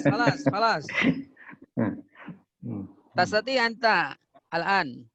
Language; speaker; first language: Arabic; non-native, fluent; Indonesian